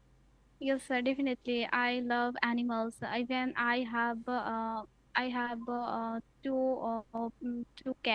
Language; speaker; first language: English; non-native, learner; Bangla